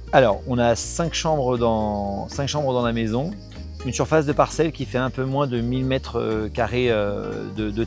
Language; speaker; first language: French; native; French